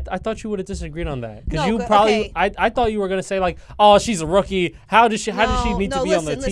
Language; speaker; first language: English; native; English